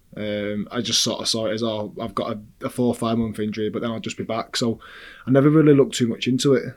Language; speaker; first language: English; native; English